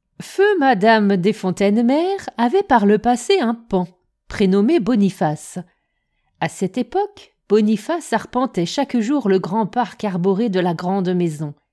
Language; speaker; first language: French; native; French